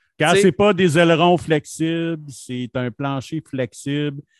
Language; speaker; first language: French; native; French